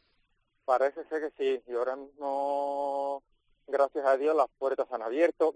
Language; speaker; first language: Spanish; native; Spanish